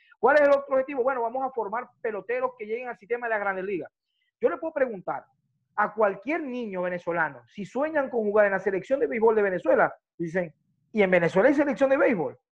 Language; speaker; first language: Spanish; native; Spanish